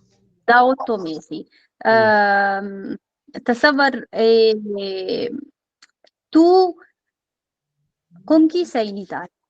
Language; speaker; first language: Italian; non-native, fluent; Urdu